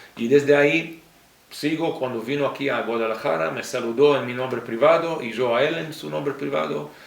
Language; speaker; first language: Spanish; non-native, fluent; Hebrew